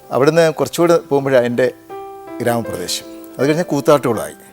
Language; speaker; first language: Malayalam; native; Malayalam